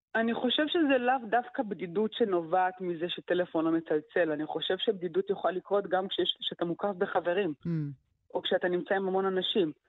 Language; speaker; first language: Hebrew; early bilingual, other home language; Arabic